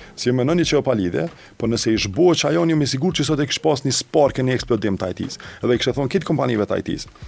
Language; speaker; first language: Albanian; native; Albanian